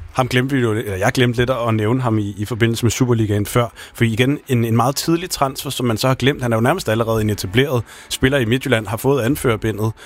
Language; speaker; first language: Danish; native; Danish